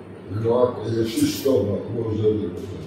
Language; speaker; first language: Hebrew; non-native, learner; Telugu